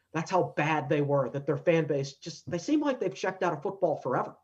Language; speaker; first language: English; native; English